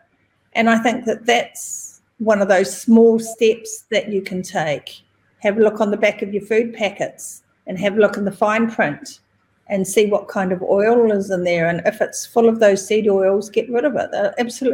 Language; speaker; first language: English; native; English